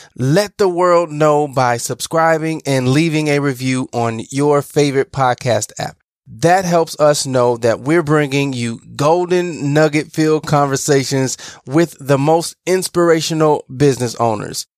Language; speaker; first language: English; native; English